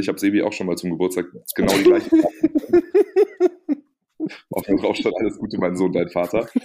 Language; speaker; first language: German; native; German